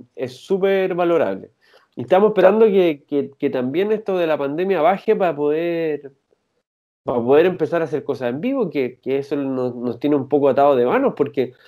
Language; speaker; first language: Spanish; native; Spanish